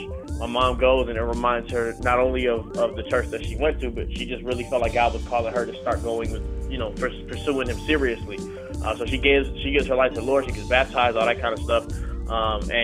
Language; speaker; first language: English; native; English